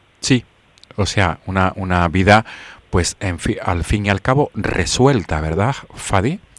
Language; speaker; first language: Spanish; native; Spanish